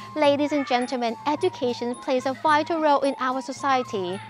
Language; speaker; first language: English; non-native, fluent; Thai